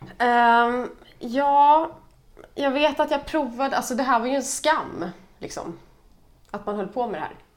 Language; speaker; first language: Swedish; native; Swedish